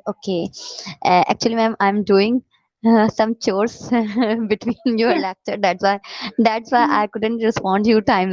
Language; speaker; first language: English; non-native, learner; Urdu